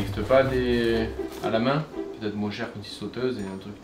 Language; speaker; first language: French; native; French